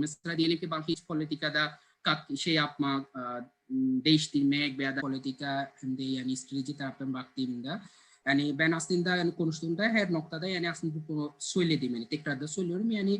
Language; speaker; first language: Turkish; non-native, learner; Bangla